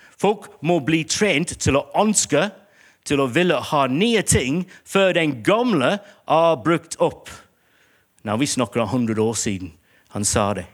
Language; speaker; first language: Norwegian; non-native, fluent; English